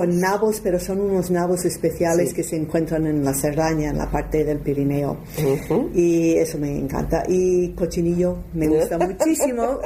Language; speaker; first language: Spanish; non-native, fluent; English